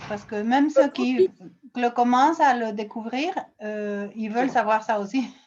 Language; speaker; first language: French; non-native, fluent; Spanish